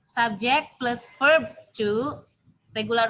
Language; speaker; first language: English; non-native, learner; Indonesian